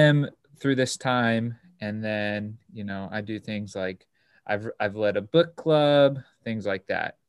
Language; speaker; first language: English; native; English